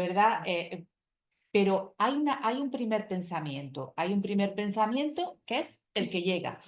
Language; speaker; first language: Spanish; native; Spanish